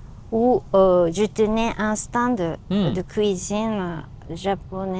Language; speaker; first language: French; non-native, learner; Japanese